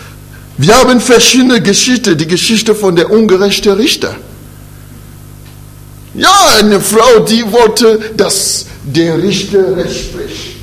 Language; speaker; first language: German; non-native, fluent; French